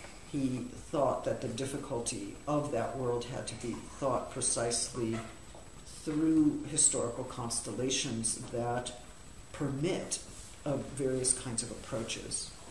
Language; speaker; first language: English; native; English